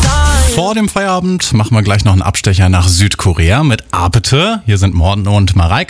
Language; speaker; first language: German; native; German